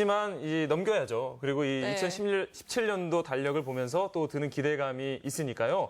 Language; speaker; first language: Korean; native; Korean